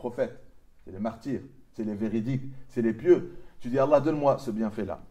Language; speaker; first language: French; native; French